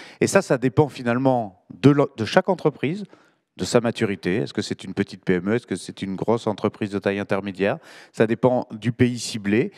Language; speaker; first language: French; native; French